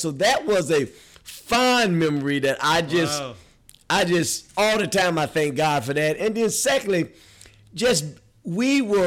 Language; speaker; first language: English; native; English